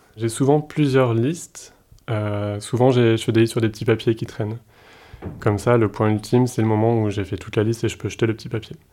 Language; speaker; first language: French; native; French